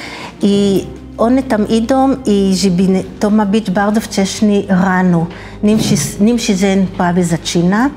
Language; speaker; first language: Polish; early bilingual, heritage; Hebrew